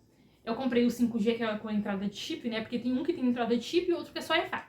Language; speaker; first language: Portuguese; native; Portuguese